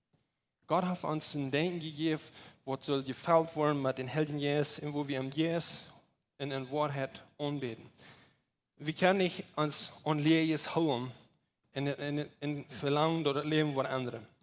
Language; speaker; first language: German; non-native, learner; Plautdietsch